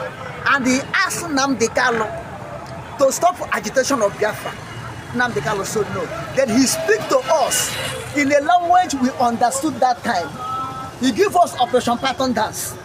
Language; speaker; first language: English; non-native, local second language; Igbo